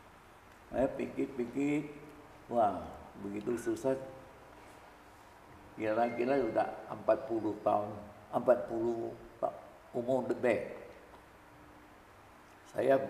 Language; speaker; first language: Indonesian; early bilingual, other home language; Min Nan Chinese